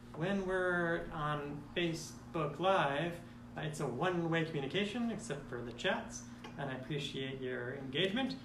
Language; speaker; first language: English; native; English